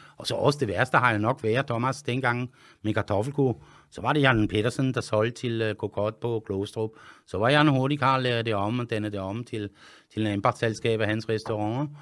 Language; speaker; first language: Danish; non-native, fluent; French